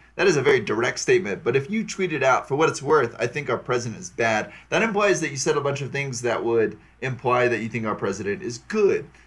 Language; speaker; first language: English; native; English